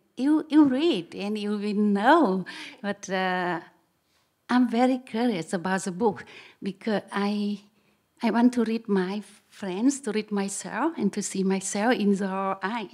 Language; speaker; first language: English; non-native, learner; Vietnamese